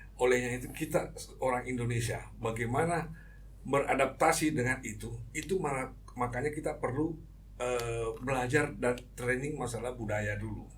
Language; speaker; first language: Indonesian; native; Indonesian